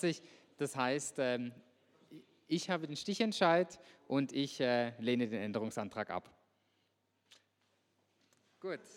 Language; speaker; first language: German; native; German